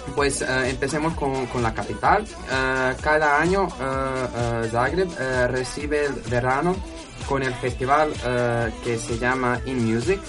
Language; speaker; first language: Spanish; non-native, fluent; Croatian